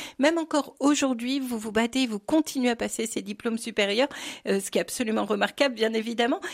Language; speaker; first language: French; native; French